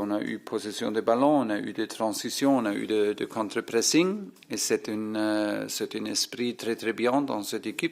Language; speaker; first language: French; non-native, fluent; German